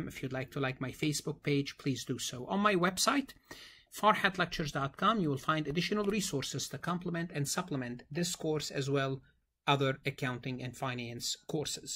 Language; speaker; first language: English; non-native, fluent; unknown